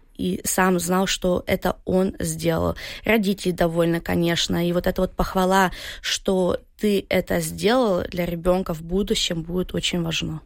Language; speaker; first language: Russian; early bilingual, heritage; Russian